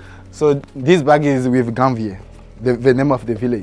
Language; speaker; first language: English; non-native, learner; Fon